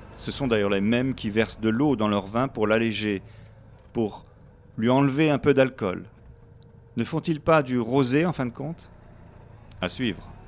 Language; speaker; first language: French; native; French